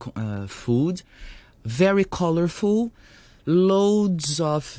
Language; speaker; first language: English; non-native, fluent; Portuguese